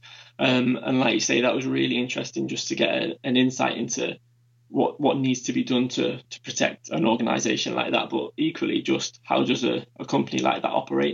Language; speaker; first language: English; native; English